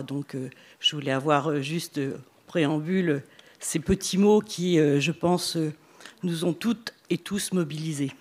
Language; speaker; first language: French; native; French